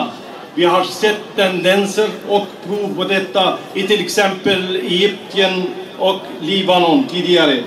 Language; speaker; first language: Swedish; non-native, fluent; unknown